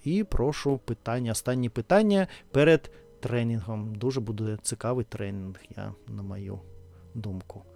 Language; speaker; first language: Ukrainian; non-native, learner; Russian